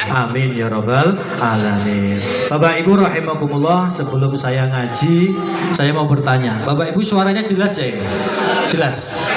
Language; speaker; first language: Indonesian; non-native, local second language; Javanese